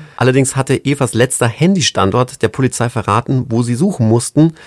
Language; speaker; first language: German; non-native, fluent; English